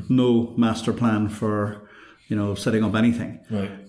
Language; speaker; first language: English; native; English